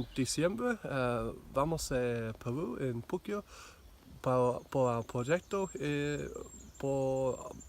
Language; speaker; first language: Spanish; non-native, learner; English